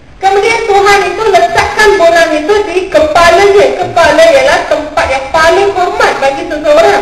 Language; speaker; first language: Malay; non-native, local second language; Tamil